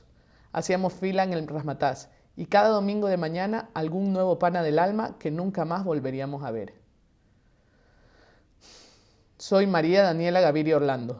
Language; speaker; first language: Spanish; native; Spanish